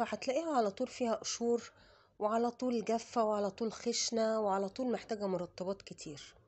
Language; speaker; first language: Arabic; native; Arabic